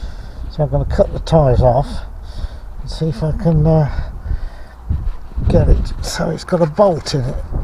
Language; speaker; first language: English; native; English